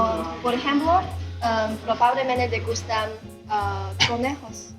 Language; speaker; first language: Spanish; non-native, learner; Chinese